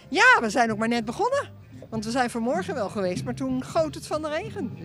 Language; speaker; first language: Dutch; native; Dutch